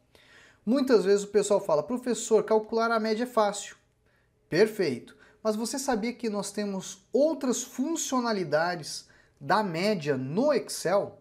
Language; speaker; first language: Portuguese; native; Portuguese